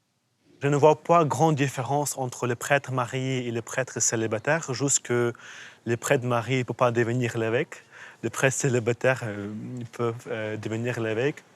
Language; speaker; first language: French; non-native, fluent; Ukrainian